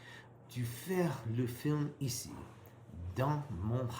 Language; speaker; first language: French; non-native, learner; English